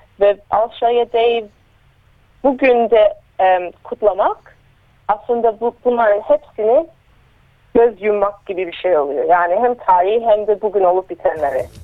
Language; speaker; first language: Turkish; early bilingual, heritage; Turkish